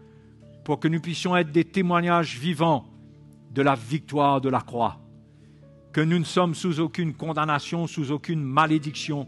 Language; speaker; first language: French; native; French